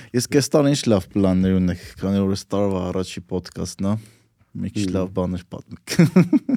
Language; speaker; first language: Armenian; native; Armenian